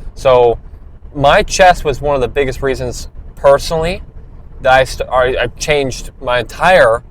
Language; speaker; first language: English; native; English